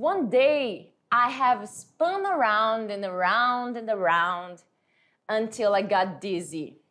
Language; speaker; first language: English; non-native, fluent; Portuguese